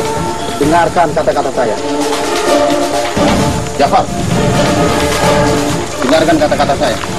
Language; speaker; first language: Indonesian; native; Indonesian